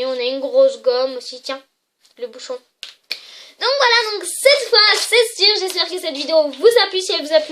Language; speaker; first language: French; native; French